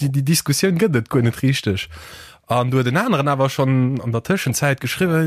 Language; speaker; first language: Luxembourgish; early bilingual, other home language; Portuguese